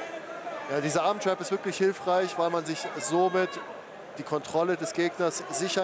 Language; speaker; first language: German; native; German